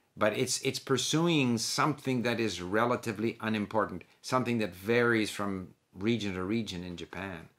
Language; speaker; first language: English; early bilingual, other home language; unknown